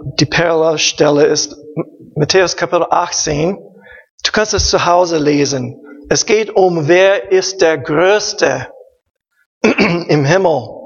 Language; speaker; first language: German; non-native, learner; English